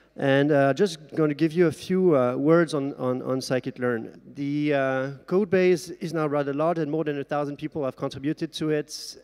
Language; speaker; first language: English; non-native, fluent; French